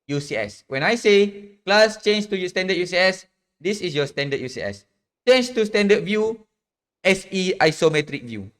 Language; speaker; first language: English; non-native, local second language; Malay